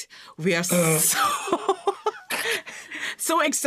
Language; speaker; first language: English; non-native, learner; Japanese